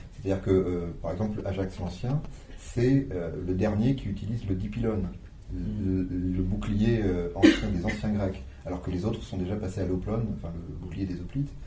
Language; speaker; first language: French; native; French